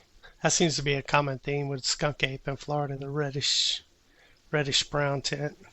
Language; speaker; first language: English; native; English